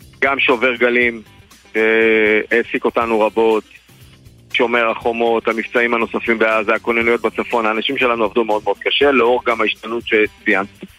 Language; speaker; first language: Hebrew; native; Hebrew